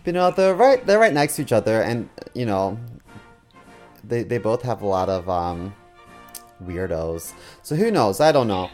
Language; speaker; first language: English; native; English